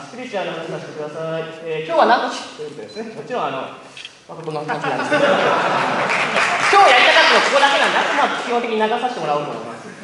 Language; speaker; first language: Japanese; native; Japanese